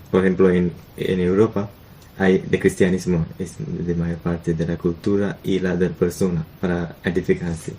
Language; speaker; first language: Spanish; non-native, learner; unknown